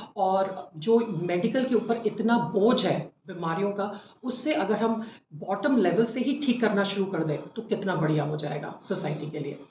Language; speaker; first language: Hindi; native; Hindi